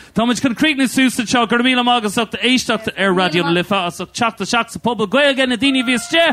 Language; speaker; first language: Irish; non-native, local second language; English